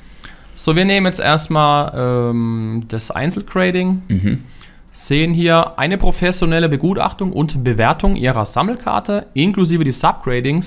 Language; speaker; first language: German; native; German